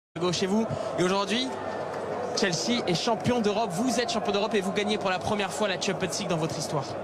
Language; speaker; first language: French; native; French